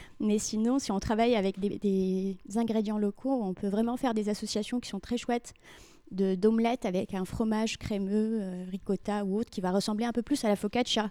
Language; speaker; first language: French; non-native, local second language; Arabic